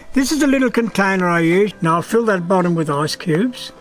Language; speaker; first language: English; native; English